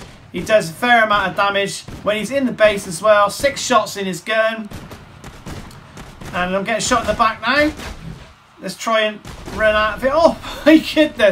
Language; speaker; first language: English; native; English